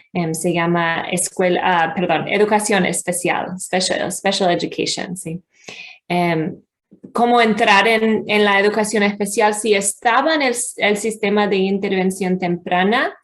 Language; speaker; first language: Spanish; non-native, fluent; English